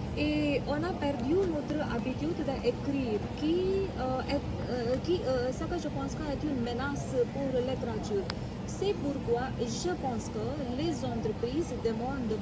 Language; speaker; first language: French; non-native, learner; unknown